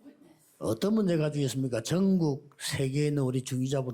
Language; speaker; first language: Korean; native; Korean